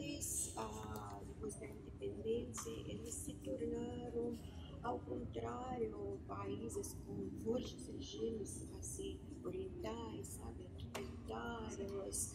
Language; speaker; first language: Portuguese; non-native, fluent; Russian